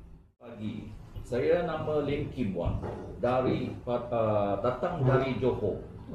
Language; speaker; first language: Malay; non-native, local second language; Chinese